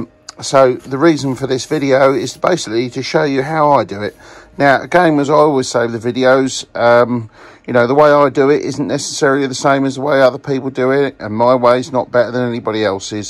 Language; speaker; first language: English; native; English